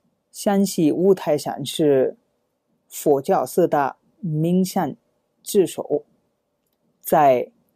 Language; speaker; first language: Chinese; non-native, fluent; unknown